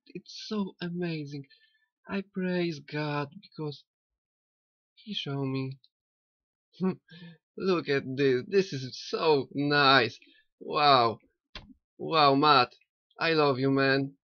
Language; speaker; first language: English; non-native, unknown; Polish